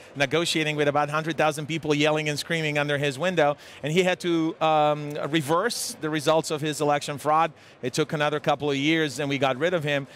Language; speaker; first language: English; non-native, fluent; Serbian